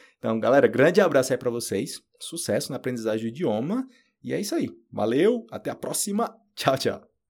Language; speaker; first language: Portuguese; native; Portuguese